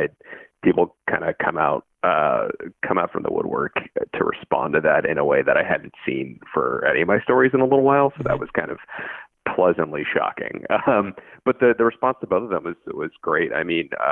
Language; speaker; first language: English; native; English